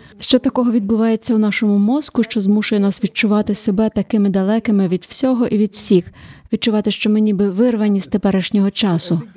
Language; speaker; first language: Ukrainian; native; Ukrainian